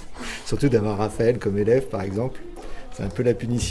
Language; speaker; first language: French; native; French